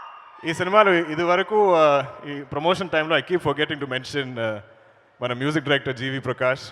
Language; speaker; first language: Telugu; non-native, learner; Malayalam